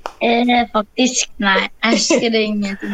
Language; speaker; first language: Norwegian; early bilingual, other home language; Arabic